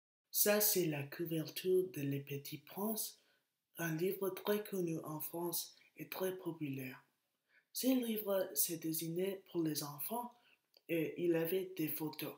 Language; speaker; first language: French; non-native, learner; Spanish